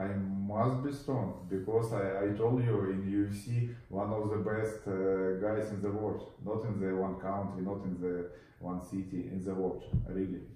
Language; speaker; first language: English; non-native, learner; Russian